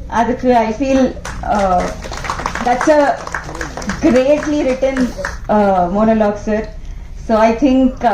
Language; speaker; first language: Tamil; non-native, learner; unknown